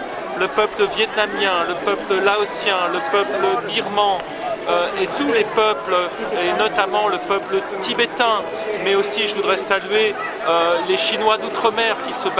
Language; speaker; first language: French; native; French